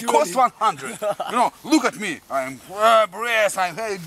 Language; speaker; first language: English; non-native, learner; Russian